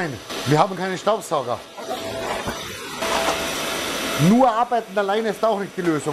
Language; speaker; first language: German; native; German